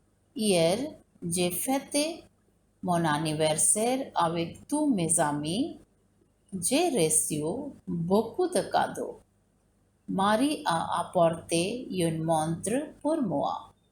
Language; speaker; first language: French; non-native, fluent; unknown